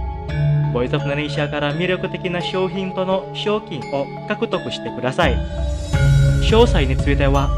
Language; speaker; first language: Japanese; non-native, fluent; Indonesian